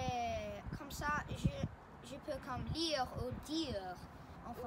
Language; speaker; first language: French; non-native, learner; English